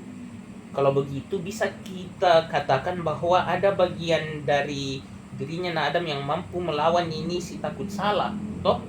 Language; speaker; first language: Indonesian; native; Indonesian